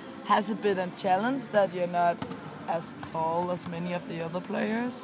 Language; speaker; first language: English; non-native, fluent; Danish